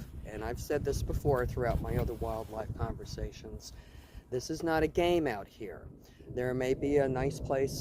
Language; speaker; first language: English; native; English